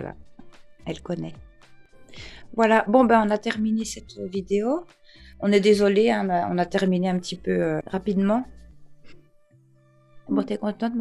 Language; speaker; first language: French; native; French